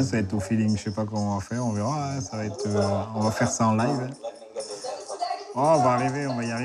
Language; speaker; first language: French; native; French